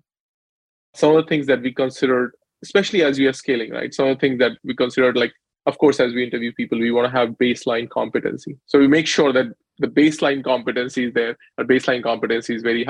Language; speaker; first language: English; non-native, local second language; Hindi